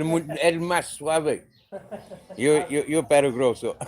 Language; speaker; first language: Spanish; non-native, learner; English